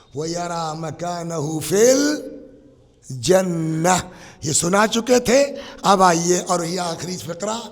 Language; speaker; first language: Urdu; native; Urdu